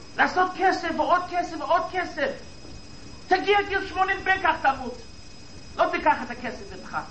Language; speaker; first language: Hebrew; non-native, fluent; English